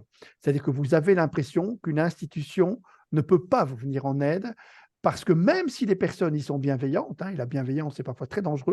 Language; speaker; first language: French; native; French